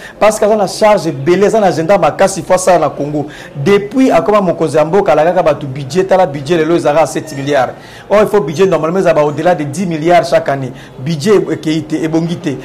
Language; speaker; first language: Lingala; non-native, local second language; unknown